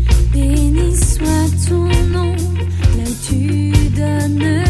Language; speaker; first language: French; non-native, fluent; Arabic